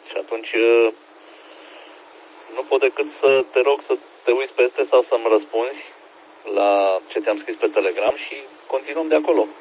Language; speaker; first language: Romanian; native; Romanian